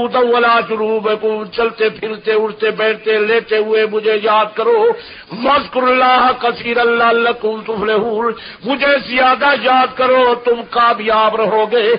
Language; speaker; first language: Urdu; non-native, local second language; Saraiki